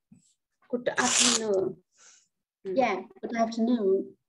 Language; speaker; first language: English; non-native, fluent; Chinese